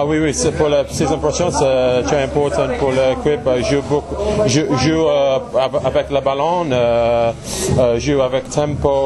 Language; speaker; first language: French; non-native, learner; English